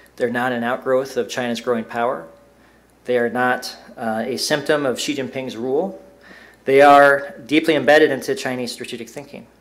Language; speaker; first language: English; native; English